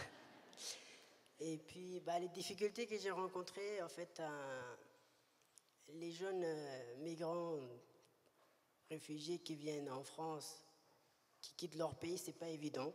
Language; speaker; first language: French; early bilingual, other home language; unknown